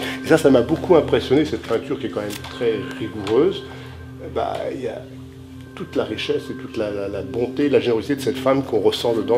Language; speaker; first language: French; native; French